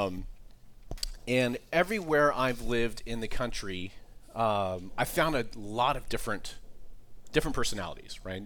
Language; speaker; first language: English; native; English